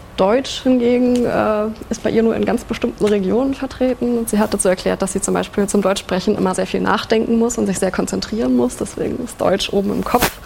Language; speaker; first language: German; native; German